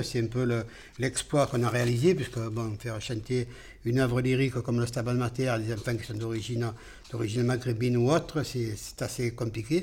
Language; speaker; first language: French; native; French